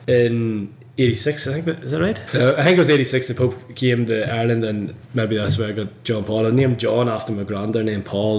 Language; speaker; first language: English; native; English